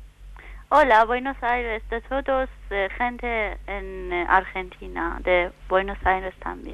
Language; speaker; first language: Spanish; non-native, learner; Persian